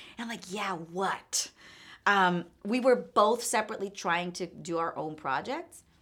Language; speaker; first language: English; non-native, fluent; Spanish